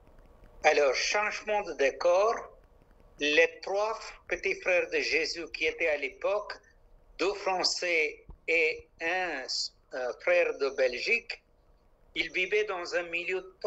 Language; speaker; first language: French; non-native, local second language; Malayalam